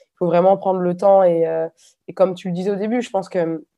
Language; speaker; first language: French; native; French